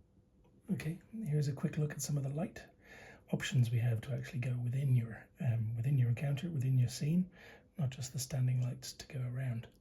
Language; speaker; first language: English; native; English